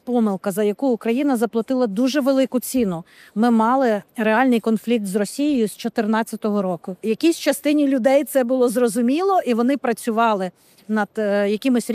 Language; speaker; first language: Ukrainian; native; Ukrainian